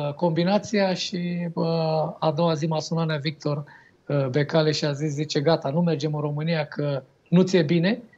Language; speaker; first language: Romanian; native; Romanian